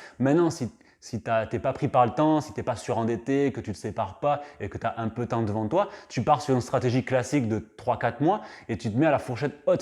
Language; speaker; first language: French; native; French